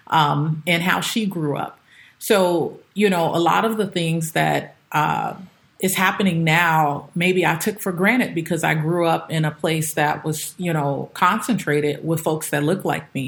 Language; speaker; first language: English; native; English